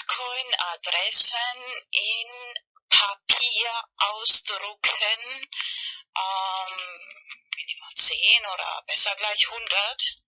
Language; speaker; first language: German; non-native, learner; Spanish